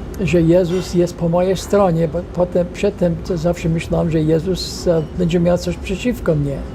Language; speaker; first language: Polish; non-native, fluent; English